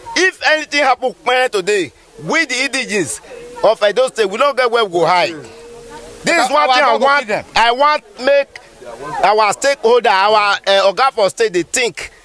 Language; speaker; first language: Nigerian Pidgin; non-native, local second language; Bini